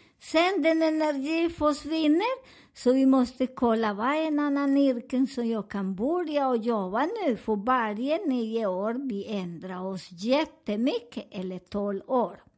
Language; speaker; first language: Swedish; non-native, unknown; Spanish